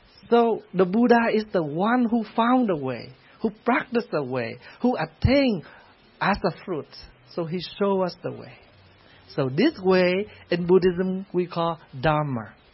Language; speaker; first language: English; non-native, fluent; Vietnamese